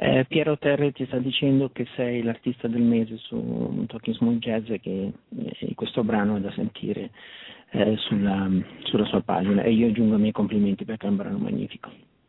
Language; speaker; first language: Italian; native; Italian